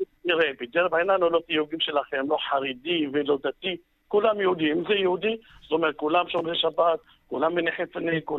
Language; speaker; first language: Hebrew; non-native, fluent; Arabic